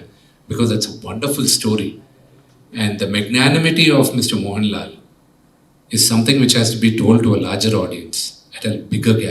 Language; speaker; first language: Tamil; non-native, local second language; Telugu